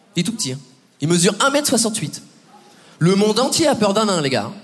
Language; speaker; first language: French; native; French